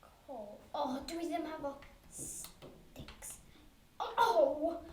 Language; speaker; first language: Welsh; non-native, local second language; English